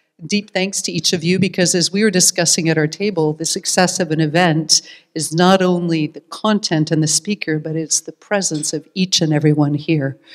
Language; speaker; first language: English; native; English